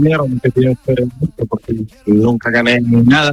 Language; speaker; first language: Spanish; non-native, fluent; Italian